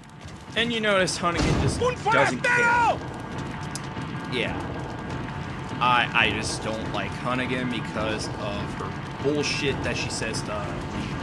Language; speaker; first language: English; native; English